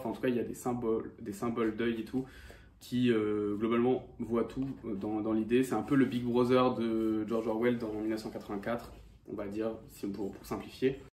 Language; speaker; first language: French; native; French